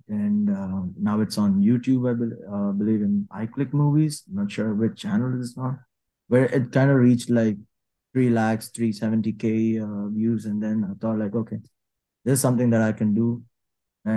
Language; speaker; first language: English; non-native, local second language; Telugu